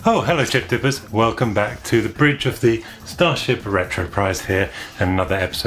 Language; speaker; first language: English; native; English